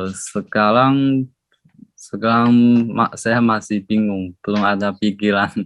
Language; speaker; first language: Indonesian; non-native, learner; Chinese